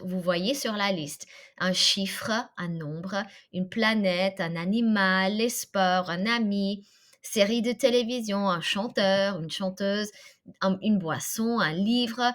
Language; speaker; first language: French; non-native, fluent; English